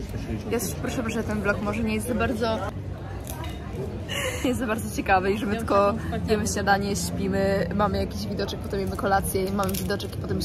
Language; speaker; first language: Polish; native; Polish